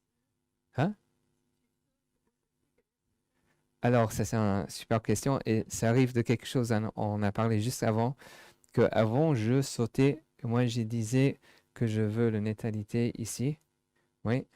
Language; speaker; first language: French; non-native, fluent; English